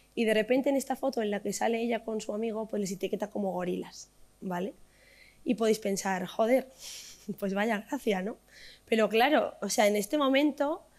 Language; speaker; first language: Spanish; native; Spanish